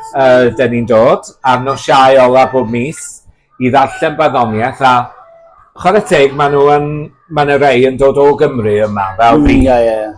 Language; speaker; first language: Welsh; native; Welsh